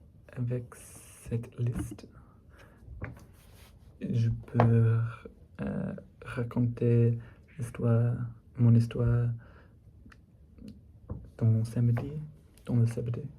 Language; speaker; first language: French; non-native, learner; English